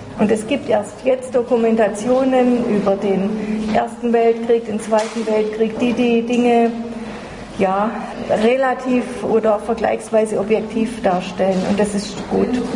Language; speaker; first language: German; native; German